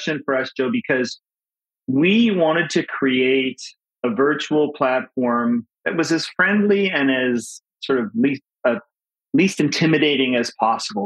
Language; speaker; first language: English; native; English